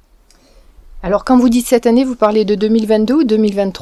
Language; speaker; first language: French; native; French